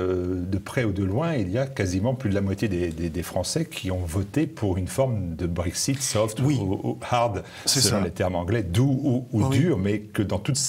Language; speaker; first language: French; native; French